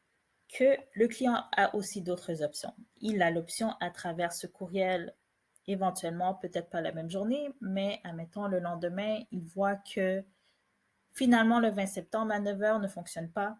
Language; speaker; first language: French; native; French